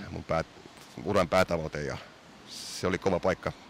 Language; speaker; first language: Finnish; early bilingual, heritage; Finnish